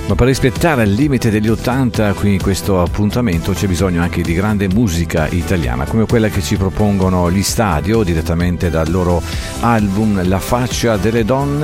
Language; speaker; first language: Italian; native; Italian